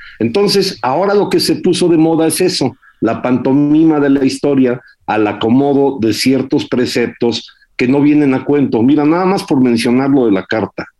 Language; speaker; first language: Spanish; early bilingual, heritage; Spanish